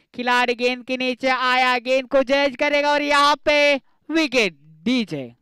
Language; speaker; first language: Hindi; non-native, local second language; Marathi